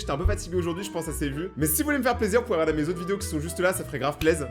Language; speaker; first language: French; native; French